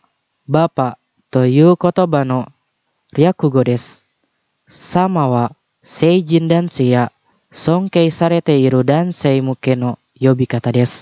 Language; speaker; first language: Japanese; non-native, fluent; Indonesian